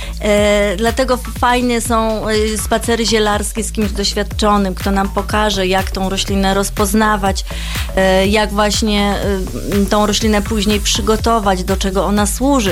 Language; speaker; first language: Polish; native; Polish